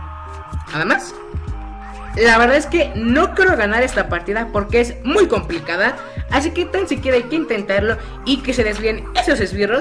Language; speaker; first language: Spanish; native; Spanish